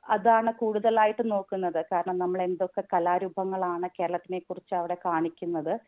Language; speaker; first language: Malayalam; native; Malayalam